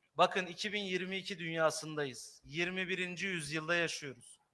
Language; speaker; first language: Turkish; native; Turkish